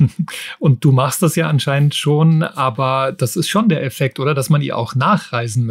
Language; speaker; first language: German; native; German